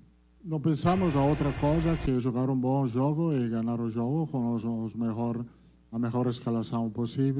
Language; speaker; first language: Portuguese; non-native, learner; Italian